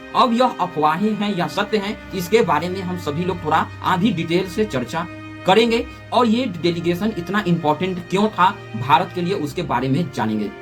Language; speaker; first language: Hindi; native; Hindi